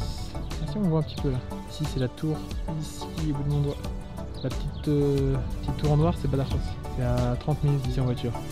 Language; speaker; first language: French; native; French